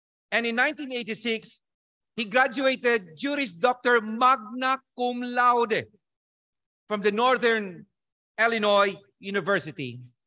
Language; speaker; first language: English; non-native, local second language; Filipino